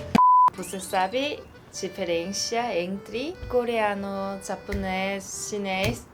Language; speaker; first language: Portuguese; non-native, learner; Korean